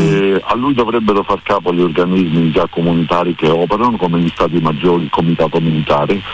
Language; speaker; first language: Italian; native; Italian